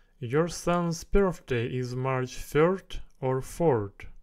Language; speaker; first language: English; non-native, learner; Russian